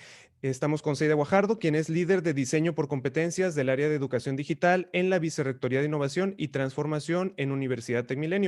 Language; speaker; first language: Spanish; native; Spanish